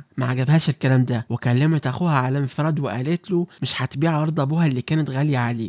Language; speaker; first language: Arabic; native; Arabic